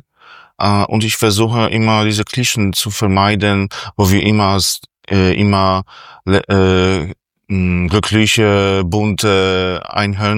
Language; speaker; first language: German; non-native, fluent; Polish